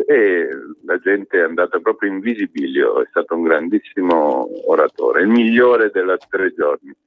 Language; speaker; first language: Italian; native; Italian